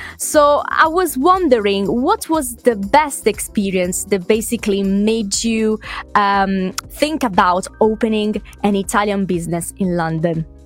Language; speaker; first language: English; non-native, fluent; Italian